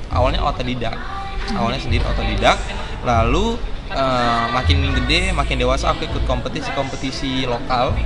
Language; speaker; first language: Indonesian; native; Indonesian